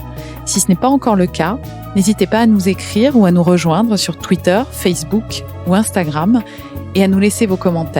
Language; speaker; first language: French; native; French